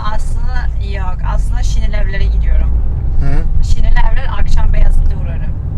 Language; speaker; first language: Turkish; native; Turkish